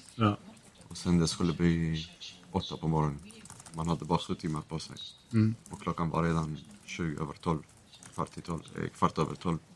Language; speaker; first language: Swedish; non-native, fluent; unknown